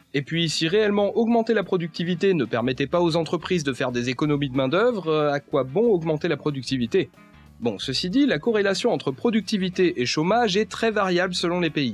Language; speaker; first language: French; native; French